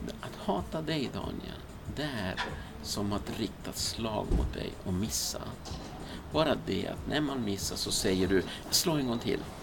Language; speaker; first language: Swedish; early bilingual, other home language; Spanish